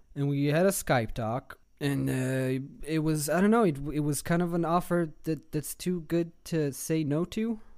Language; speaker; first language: English; non-native, fluent; Hebrew